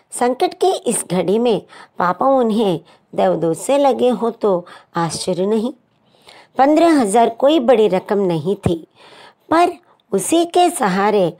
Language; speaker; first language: Hindi; non-native, local second language; Telugu